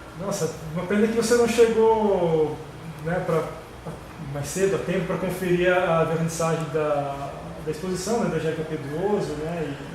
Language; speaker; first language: Portuguese; native; Portuguese